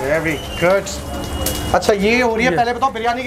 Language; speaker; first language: Hindi; native; Hindi